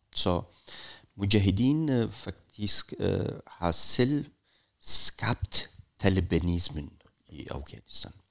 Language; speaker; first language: Danish; non-native, fluent; Persian